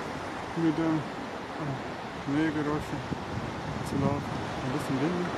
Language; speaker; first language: German; non-native, learner; Italian